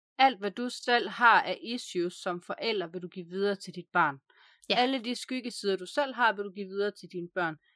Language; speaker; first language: Danish; native; Danish